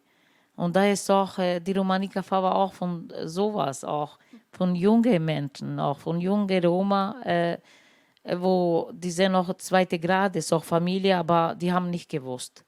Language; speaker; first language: German; non-native, learner; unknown